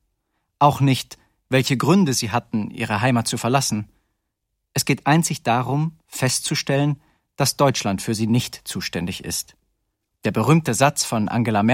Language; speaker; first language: German; native; German